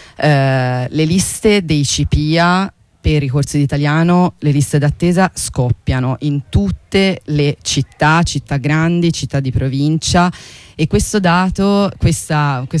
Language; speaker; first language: Italian; native; Italian